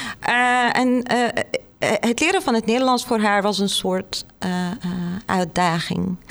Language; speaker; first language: Dutch; non-native, fluent; Arabic